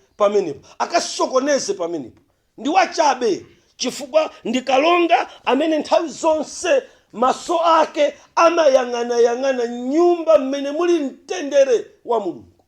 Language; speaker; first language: Nyanja; native; Nyanja